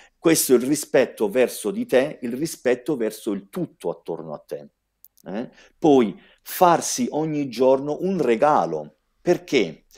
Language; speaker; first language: Italian; early bilingual, heritage; Italian